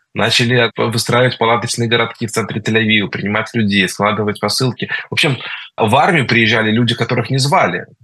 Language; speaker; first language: Russian; early bilingual, heritage; Russian